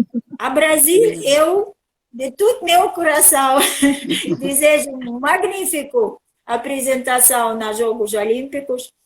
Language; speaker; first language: Portuguese; non-native, learner; Russian